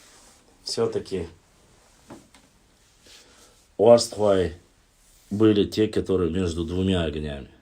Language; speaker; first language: Russian; non-native, local second language; Chechen